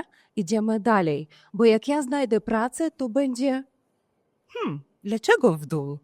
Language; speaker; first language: Polish; non-native, fluent; Ukrainian